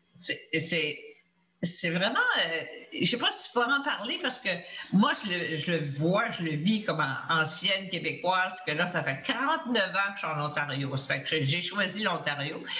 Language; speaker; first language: French; native; French